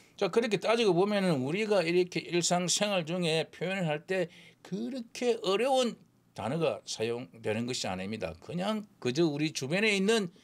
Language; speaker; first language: Korean; native; Korean